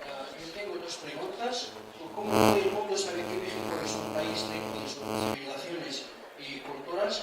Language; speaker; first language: Spanish; non-native, fluent; Arabic